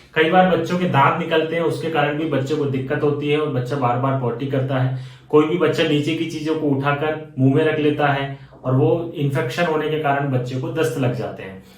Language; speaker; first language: Hindi; native; Hindi